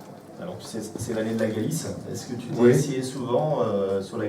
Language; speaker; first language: French; native; French